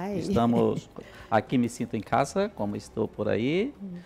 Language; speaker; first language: Spanish; non-native, learner; Portuguese